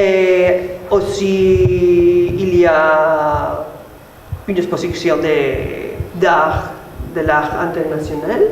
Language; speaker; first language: French; non-native, learner; Spanish